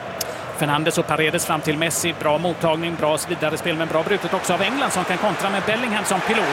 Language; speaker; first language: Swedish; native; Swedish